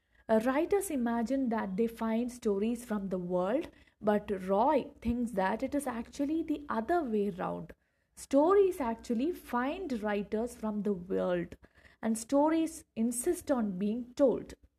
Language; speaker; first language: English; non-native, local second language; Malayalam